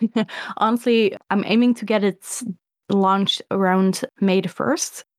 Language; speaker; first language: English; early bilingual, other home language; Dutch